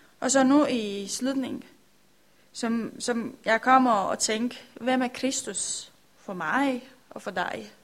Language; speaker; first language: Danish; non-native, learner; Romanian